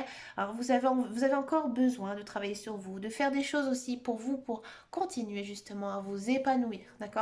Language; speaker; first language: French; native; French